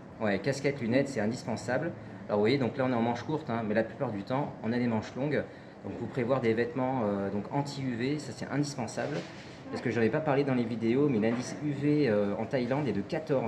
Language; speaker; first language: French; native; French